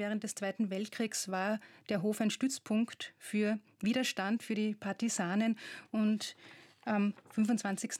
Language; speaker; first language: German; native; German